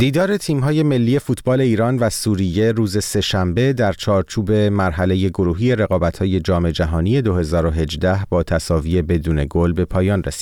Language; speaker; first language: Persian; native; Persian